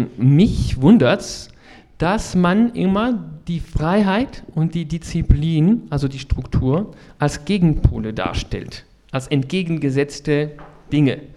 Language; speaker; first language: German; non-native, fluent; French